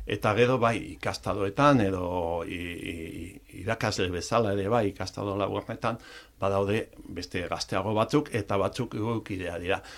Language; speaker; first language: Basque; non-native, local second language; Spanish